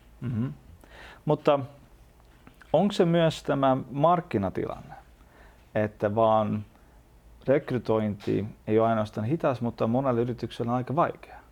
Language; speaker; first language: Finnish; non-native, fluent; Estonian